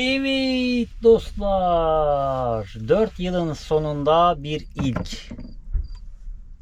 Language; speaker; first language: Turkish; native; Turkish